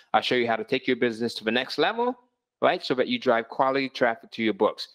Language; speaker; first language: English; native; English